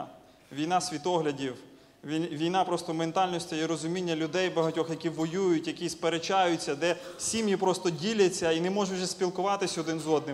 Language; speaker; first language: Ukrainian; native; Ukrainian